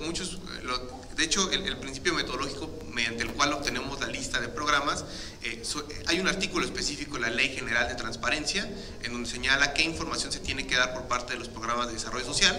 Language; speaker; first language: Spanish; native; Spanish